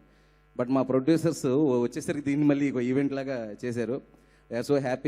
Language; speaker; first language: Telugu; native; Telugu